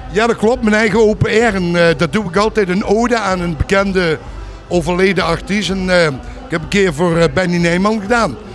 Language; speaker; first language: Dutch; native; Dutch